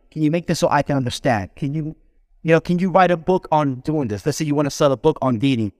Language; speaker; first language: English; early bilingual, other home language; Spanish